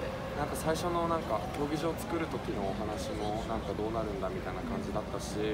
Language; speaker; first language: Japanese; native; Japanese